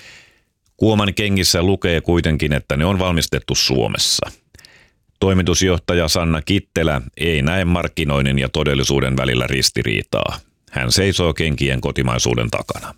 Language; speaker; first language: Finnish; native; Finnish